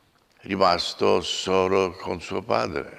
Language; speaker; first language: Italian; non-native, fluent; Polish